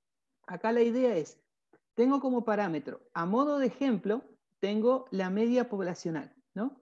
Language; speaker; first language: Spanish; native; Spanish